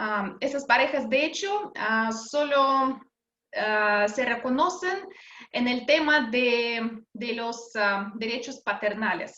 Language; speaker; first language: Spanish; non-native, fluent; Russian